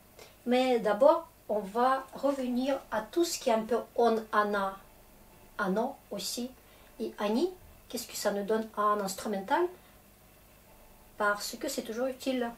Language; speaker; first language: French; non-native, fluent; Russian